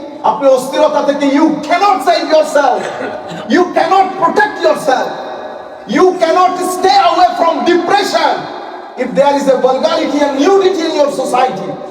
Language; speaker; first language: English; non-native, local second language; Bangla